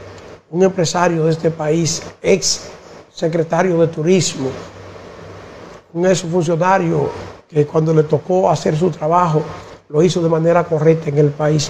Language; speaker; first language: Spanish; native; Spanish